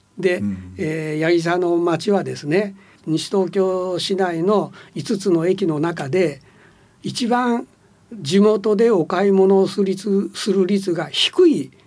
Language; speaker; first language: Japanese; native; Japanese